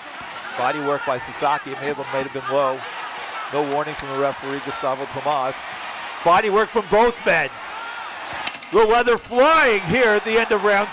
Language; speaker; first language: English; native; English